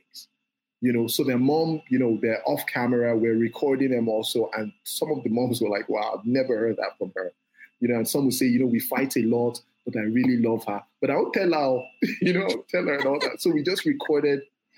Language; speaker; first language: English; non-native, local second language; Yoruba